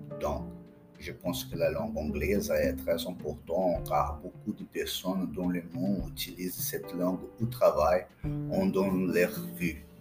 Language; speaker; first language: French; non-native, learner; Portuguese